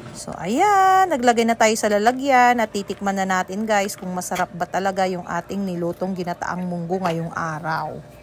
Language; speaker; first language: Filipino; non-native, local second language; Pangasinan